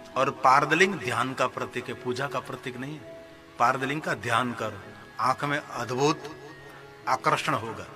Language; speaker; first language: Hindi; non-native, local second language; Gujarati